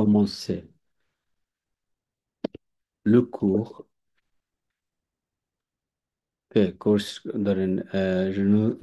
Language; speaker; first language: French; non-native, fluent; Bangla